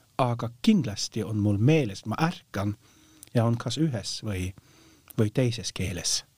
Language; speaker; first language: Estonian; non-native, fluent; Norwegian